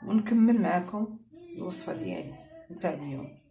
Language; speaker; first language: Arabic; native; Arabic